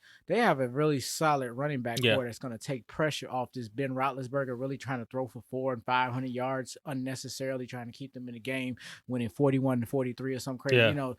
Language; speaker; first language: English; native; English